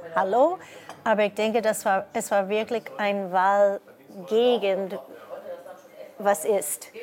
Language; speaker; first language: German; non-native, fluent; English